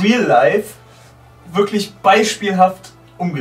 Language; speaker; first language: German; native; German